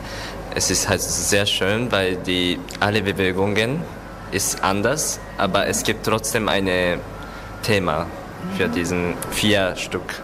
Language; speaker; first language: German; non-native, learner; Japanese